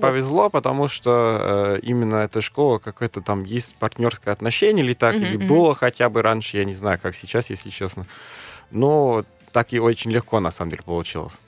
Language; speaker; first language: Russian; non-native, fluent; German